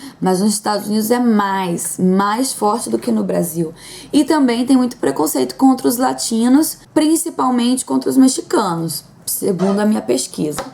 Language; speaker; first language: Portuguese; native; Portuguese